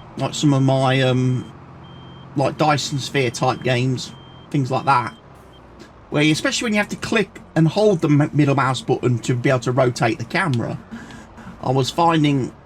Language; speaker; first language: English; native; English